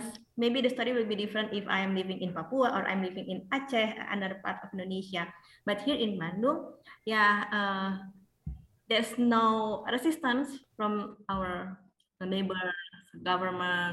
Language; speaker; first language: English; non-native, fluent; Indonesian